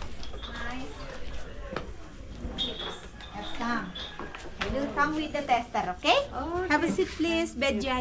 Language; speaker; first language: English; non-native, learner; Balinese